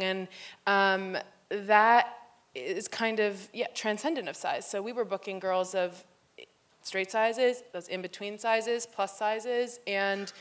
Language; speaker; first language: English; native; English